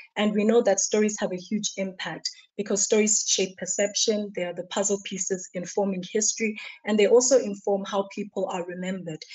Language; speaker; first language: English; non-native, local second language; Xhosa